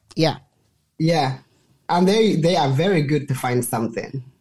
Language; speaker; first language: English; non-native, fluent; Somali